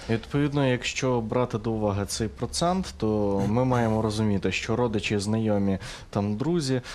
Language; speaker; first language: Ukrainian; native; Ukrainian